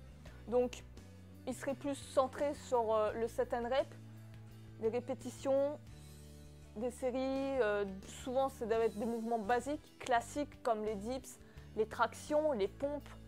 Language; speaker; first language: French; native; French